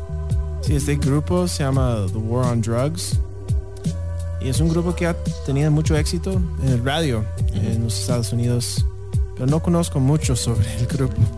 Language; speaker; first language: Spanish; non-native, learner; English